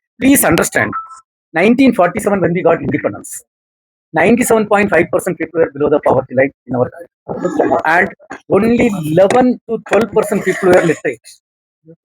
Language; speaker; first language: English; non-native, local second language; Tamil